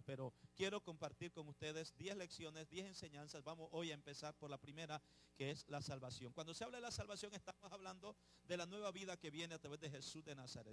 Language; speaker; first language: Spanish; native; Spanish